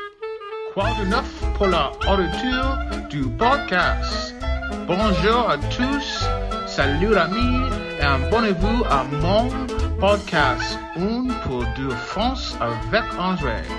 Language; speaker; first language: French; non-native, learner; English